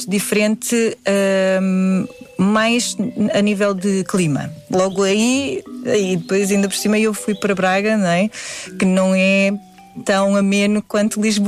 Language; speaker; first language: Portuguese; early bilingual, other home language; Indonesian